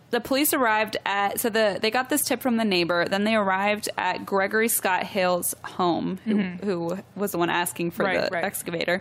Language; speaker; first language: English; native; English